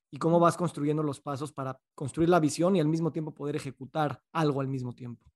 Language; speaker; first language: Spanish; native; Spanish